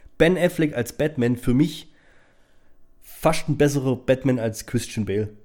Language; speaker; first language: German; native; German